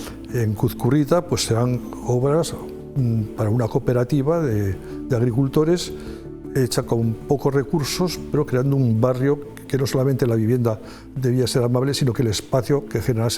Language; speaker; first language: Spanish; native; Spanish